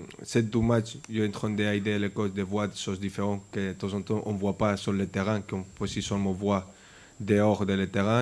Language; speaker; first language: French; non-native, fluent; Spanish